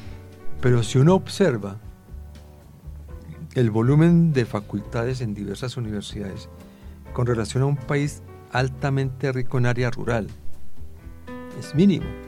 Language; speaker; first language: Spanish; native; Spanish